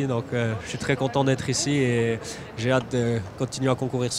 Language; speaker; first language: French; native; French